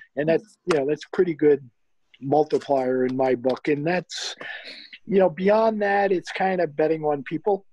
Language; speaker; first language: English; native; English